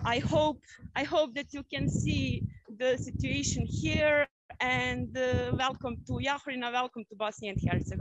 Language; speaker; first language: English; non-native, fluent; Croatian